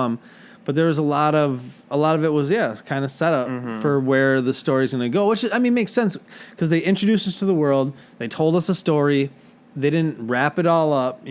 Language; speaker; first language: English; native; English